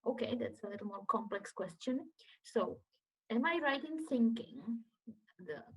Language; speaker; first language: English; non-native, fluent; Czech